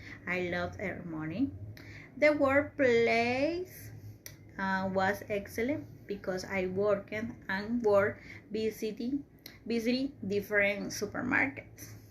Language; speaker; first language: English; non-native, learner; Spanish